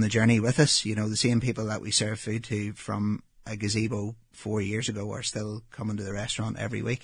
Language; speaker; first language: English; native; English